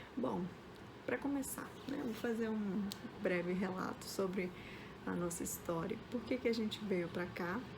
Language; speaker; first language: Portuguese; early bilingual, other home language; Spanish